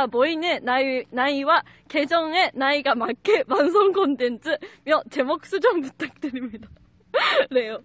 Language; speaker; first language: Korean; non-native, fluent; Japanese